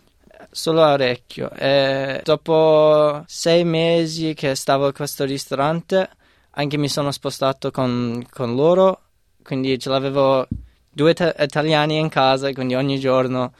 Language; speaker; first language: Italian; non-native, fluent; English